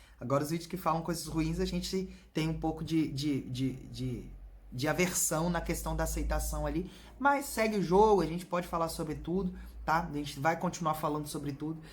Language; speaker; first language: Portuguese; native; Portuguese